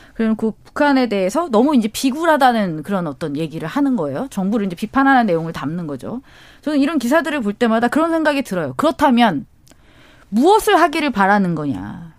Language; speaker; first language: Korean; native; Korean